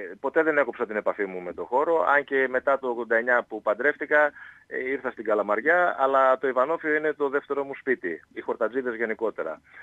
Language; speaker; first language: Greek; native; Greek